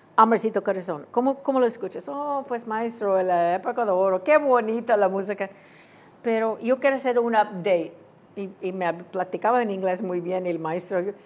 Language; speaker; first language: Spanish; early bilingual, heritage; Spanish